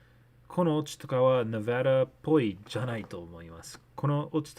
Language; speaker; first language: Japanese; non-native, learner; English